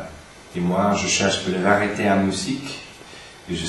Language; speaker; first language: French; non-native, learner; English